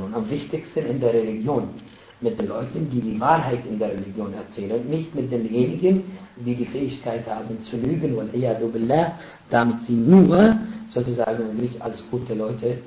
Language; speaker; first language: German; non-native, fluent; Arabic